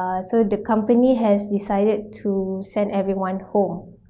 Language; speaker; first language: English; non-native, local second language; Malay